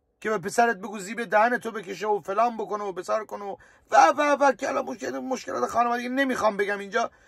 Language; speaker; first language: Persian; native; Persian